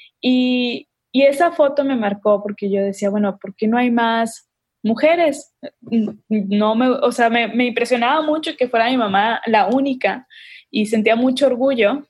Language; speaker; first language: Spanish; native; Spanish